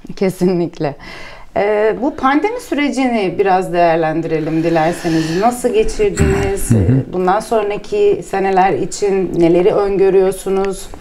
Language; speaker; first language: Turkish; native; Turkish